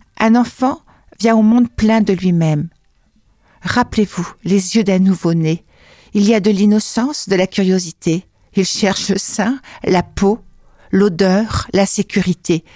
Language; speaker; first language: French; native; French